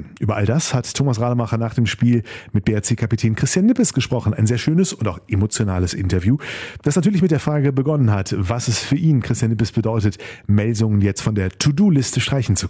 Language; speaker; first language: German; native; German